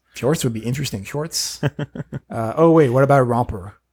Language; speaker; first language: English; non-native, fluent; French